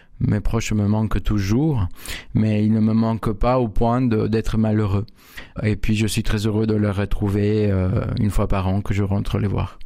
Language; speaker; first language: French; non-native, fluent; Spanish